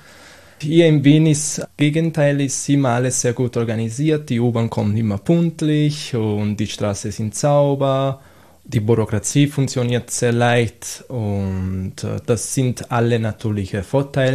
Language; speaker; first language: German; non-native, fluent; Italian